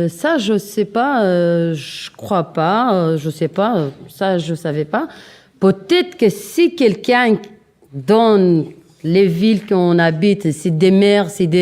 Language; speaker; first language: French; non-native, learner; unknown